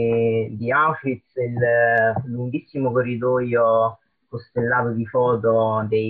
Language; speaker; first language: Italian; native; Italian